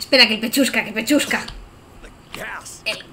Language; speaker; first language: Spanish; native; Spanish